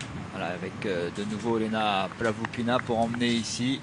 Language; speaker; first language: French; native; French